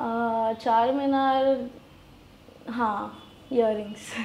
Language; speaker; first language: Telugu; non-native, local second language; Gujarati